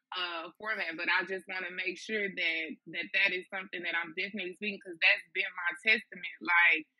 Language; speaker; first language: English; native; English